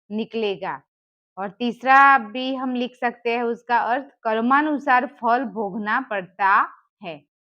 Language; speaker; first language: Hindi; non-native, local second language; Gujarati